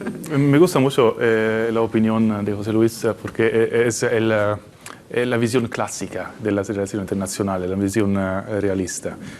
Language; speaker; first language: Spanish; non-native, fluent; Italian